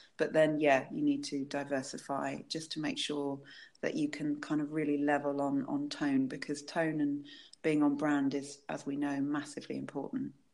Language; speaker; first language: English; native; English